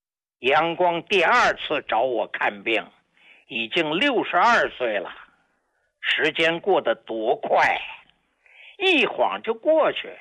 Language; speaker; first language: Chinese; native; Chinese